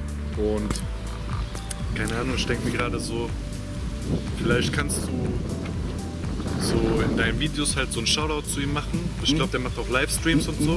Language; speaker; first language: German; native; German